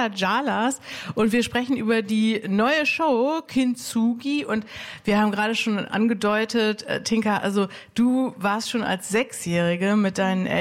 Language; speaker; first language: German; native; German